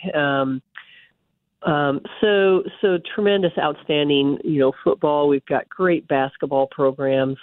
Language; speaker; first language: English; native; English